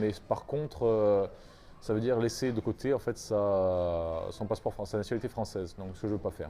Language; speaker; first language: French; native; French